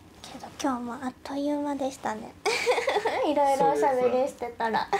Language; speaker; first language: Japanese; native; Japanese